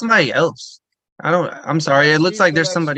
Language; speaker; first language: English; native; English